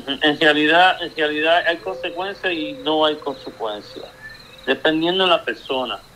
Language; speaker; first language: Spanish; early bilingual, heritage; Spanish